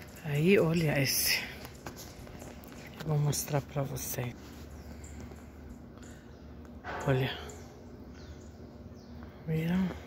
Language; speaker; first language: Portuguese; non-native, fluent; Arabic